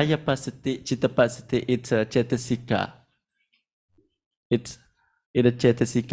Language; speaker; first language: English; non-native, learner; Thai